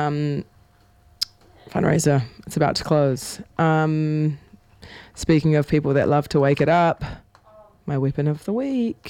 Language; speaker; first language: English; native; English